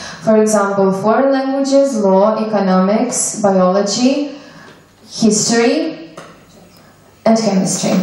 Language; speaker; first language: English; non-native, fluent; Ukrainian